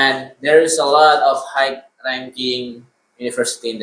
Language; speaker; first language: English; non-native, learner; Indonesian